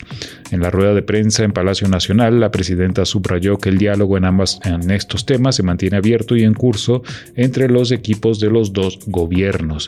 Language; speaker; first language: Spanish; native; Spanish